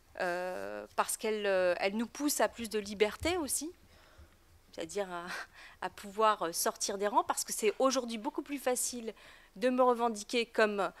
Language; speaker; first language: French; native; French